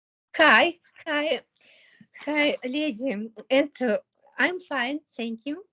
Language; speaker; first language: English; non-native, learner; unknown